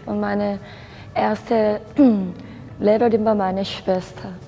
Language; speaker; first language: German; non-native, fluent; Korean